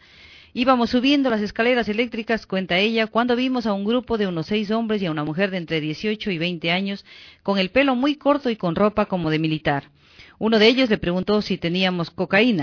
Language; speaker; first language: Spanish; native; Spanish